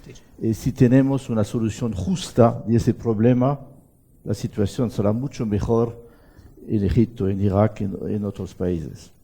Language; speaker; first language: Spanish; non-native, fluent; French